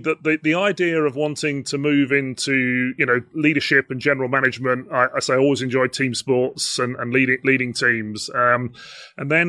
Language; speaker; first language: English; native; English